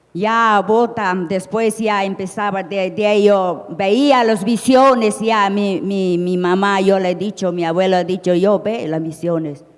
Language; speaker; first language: Spanish; non-native, local second language; Shipibo-Conibo